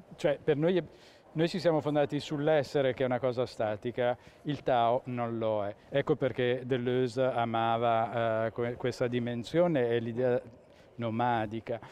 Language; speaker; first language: Italian; native; Italian